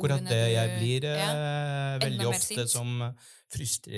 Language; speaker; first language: Norwegian; non-native, fluent; Spanish